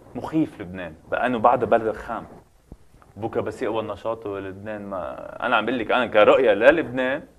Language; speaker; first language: Arabic; native; Arabic